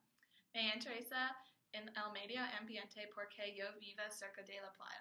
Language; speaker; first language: Spanish; non-native, learner; English